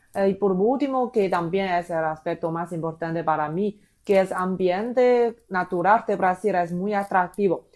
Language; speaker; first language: Spanish; non-native, fluent; Chinese